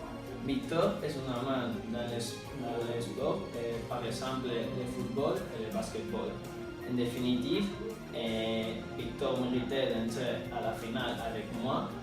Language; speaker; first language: French; non-native, learner; Spanish